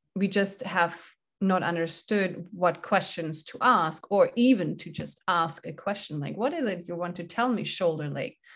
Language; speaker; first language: English; non-native, fluent; German